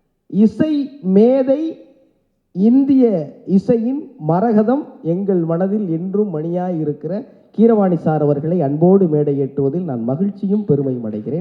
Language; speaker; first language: Tamil; native; Tamil